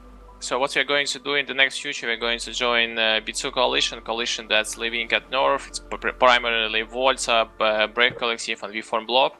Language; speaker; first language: English; non-native, fluent; Russian